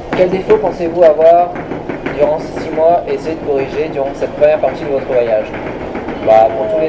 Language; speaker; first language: French; native; French